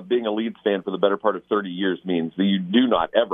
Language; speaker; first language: English; native; English